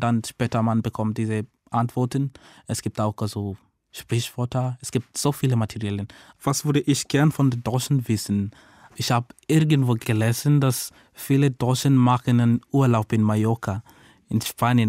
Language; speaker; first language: German; non-native, learner; Swahili